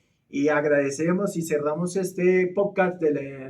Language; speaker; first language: Spanish; native; Spanish